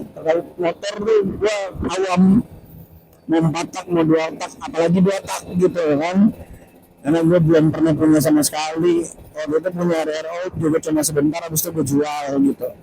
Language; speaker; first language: Indonesian; native; Indonesian